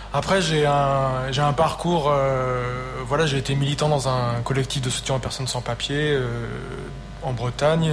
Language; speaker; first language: French; native; French